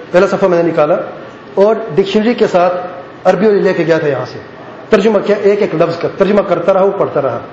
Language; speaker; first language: Urdu; early bilingual, heritage; Urdu